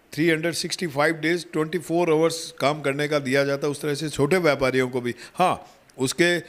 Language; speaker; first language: Hindi; native; Hindi